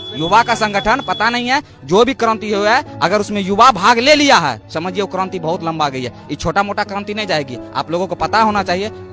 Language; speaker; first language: Hindi; native; Hindi